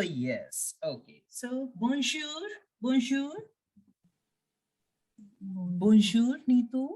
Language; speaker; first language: French; non-native, fluent; Hindi